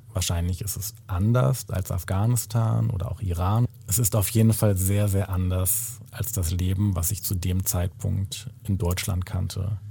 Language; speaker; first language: German; native; German